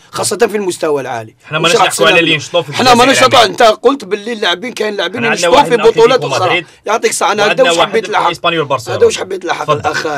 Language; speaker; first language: Arabic; native; Arabic